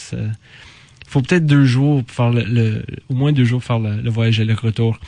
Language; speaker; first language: French; native; French